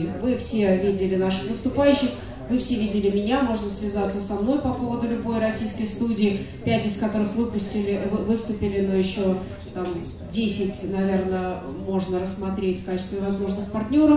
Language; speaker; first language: Russian; native; Russian